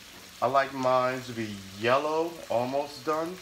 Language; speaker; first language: English; native; English